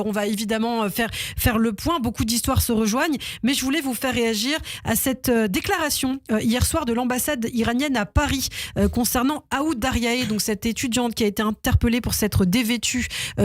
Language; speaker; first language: French; native; French